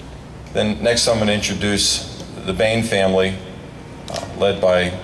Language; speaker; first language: English; native; English